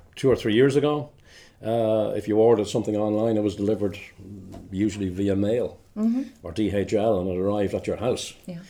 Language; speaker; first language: English; native; English